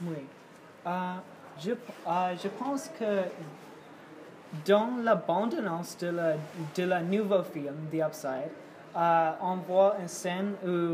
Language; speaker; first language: French; non-native, learner; English